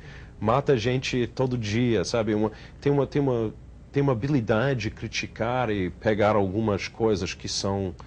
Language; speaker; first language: Portuguese; non-native, fluent; English